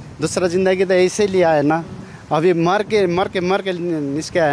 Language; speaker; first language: Hindi; non-native, learner; Nepali